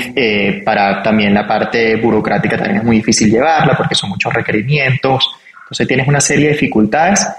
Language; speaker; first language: Spanish; native; Spanish